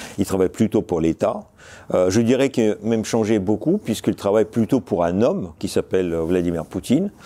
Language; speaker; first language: French; non-native, fluent; Russian